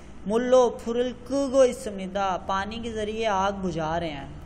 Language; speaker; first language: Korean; non-native, learner; Urdu